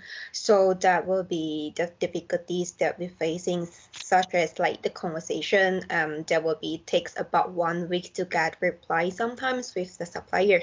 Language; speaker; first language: English; non-native, local second language; Chinese